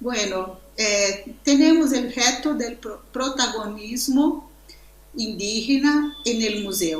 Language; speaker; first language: Spanish; non-native, learner; Portuguese